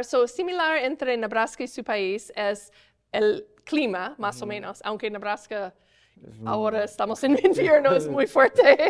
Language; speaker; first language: Spanish; non-native, learner; English